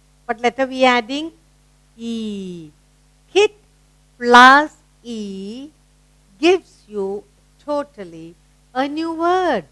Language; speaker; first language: English; non-native, local second language; Tamil